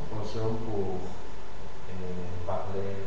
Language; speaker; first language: French; non-native, learner; Spanish